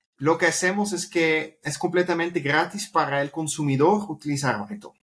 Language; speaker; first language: Spanish; non-native, fluent; Dutch